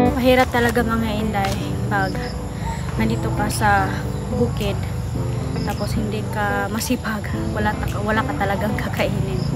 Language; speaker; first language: Filipino; non-native, local second language; Cebuano